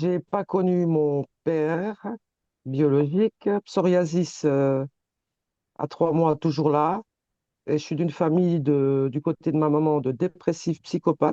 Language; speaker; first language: French; native; French